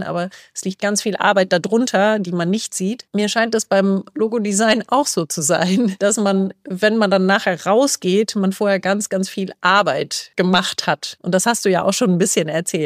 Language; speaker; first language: German; native; German